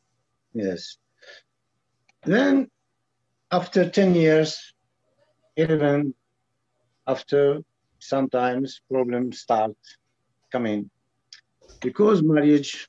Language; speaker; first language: English; non-native, learner; French